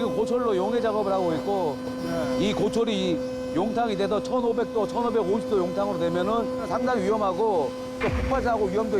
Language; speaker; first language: Korean; native; Korean